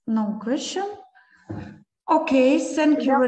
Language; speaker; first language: English; non-native, learner; Ukrainian